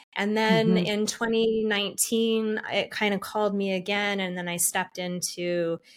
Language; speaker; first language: English; native; English